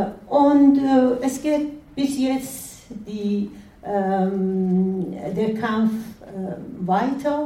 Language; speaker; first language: German; non-native, fluent; Persian